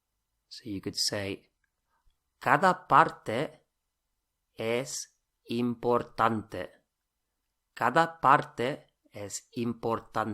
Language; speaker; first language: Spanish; non-native, fluent; English